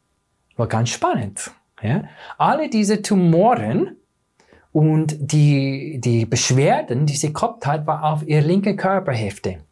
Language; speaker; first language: German; non-native, fluent; English